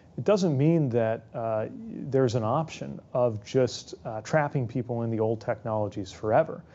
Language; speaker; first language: English; native; English